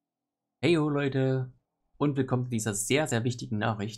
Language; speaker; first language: German; native; German